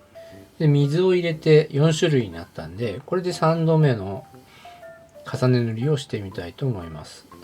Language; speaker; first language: Japanese; native; Japanese